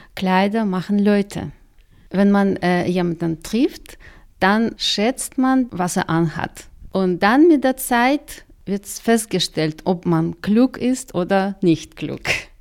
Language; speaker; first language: German; non-native, fluent; Russian